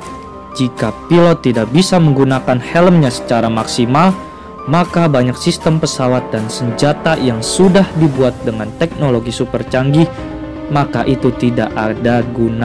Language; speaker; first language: Indonesian; native; Indonesian